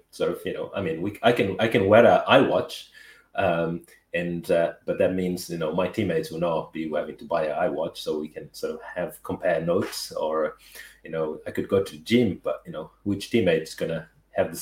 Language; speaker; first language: English; non-native, fluent; Portuguese